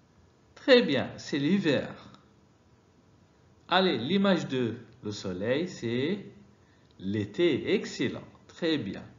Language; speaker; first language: French; non-native, fluent; Arabic